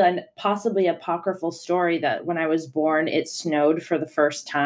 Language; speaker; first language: English; non-native, fluent; Italian